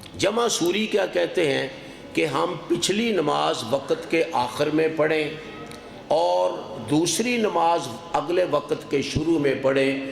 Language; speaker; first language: Urdu; non-native, local second language; Punjabi